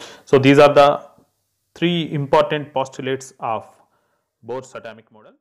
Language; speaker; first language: English; non-native, local second language; Telugu